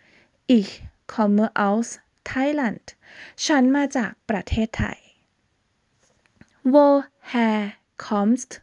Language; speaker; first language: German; non-native, fluent; Thai